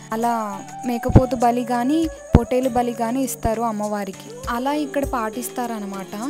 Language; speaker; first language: Telugu; non-native, local second language; Lambadi